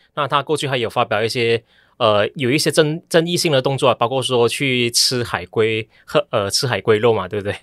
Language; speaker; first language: Chinese; native; Chinese